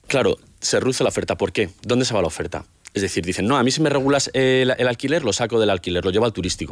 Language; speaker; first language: Spanish; native; Spanish